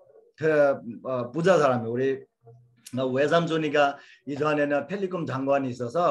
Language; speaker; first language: Korean; non-native, fluent; Bangla